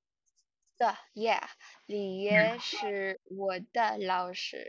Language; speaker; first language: Chinese; non-native, learner; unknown